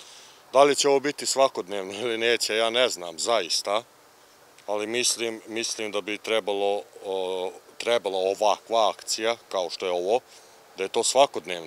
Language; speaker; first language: Serbian; native; Serbian